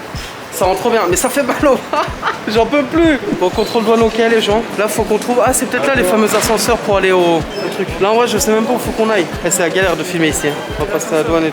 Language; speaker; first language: French; native; French